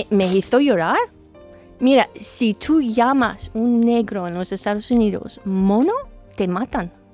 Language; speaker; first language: Spanish; non-native, fluent; English